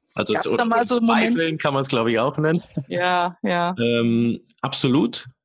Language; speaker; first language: German; native; German